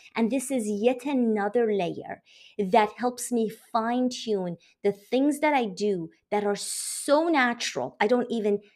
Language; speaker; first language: English; non-native, fluent; Persian